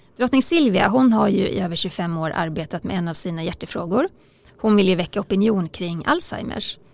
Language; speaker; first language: Swedish; native; Swedish